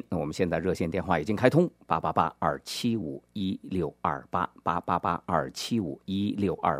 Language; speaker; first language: Chinese; native; Chinese